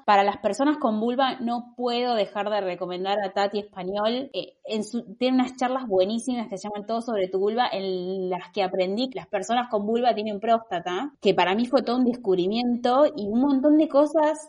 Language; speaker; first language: Spanish; native; Spanish